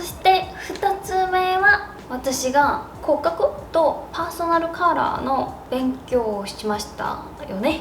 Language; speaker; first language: Japanese; non-native, learner; Korean